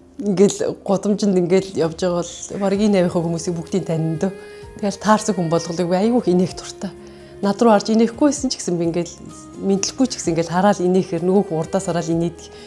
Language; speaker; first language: Mongolian; native; Mongolian